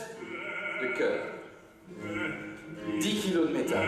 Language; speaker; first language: French; native; French